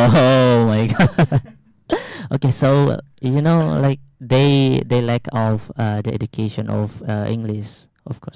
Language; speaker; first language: English; non-native, learner; Indonesian